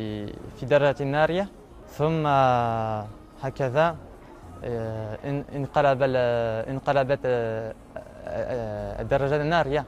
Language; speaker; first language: Arabic; non-native, learner; French